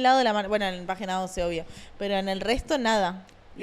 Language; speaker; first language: Spanish; native; Spanish